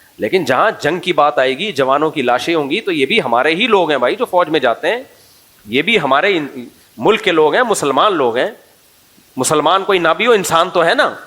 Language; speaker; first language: Urdu; native; Urdu